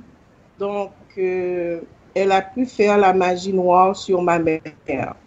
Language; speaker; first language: French; non-native, local second language; Haitian Creole